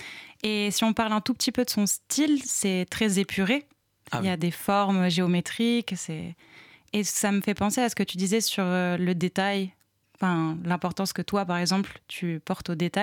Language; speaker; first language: French; native; French